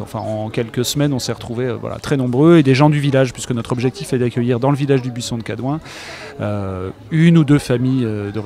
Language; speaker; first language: French; native; French